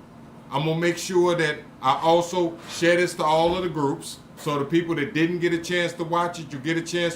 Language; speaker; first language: English; native; English